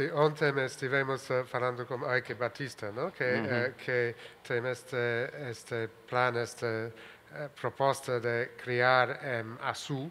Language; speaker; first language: Portuguese; non-native, fluent; Spanish